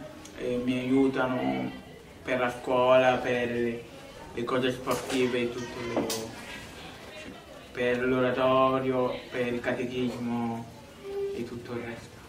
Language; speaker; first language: Italian; early bilingual, other home language; Lingala